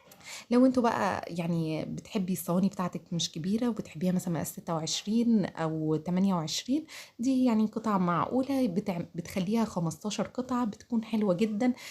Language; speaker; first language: Arabic; native; Arabic